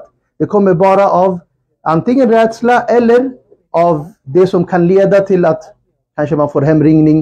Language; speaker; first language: Swedish; non-native, fluent; Urdu